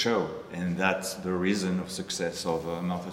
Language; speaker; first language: English; non-native, fluent; French